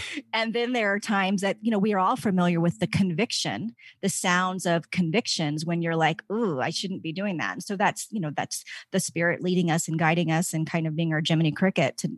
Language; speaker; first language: English; native; English